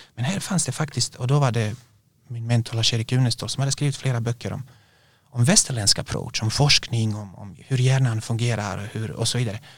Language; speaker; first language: Swedish; non-native, fluent; Bosnian